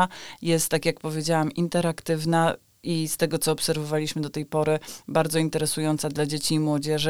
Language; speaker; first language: Polish; native; Polish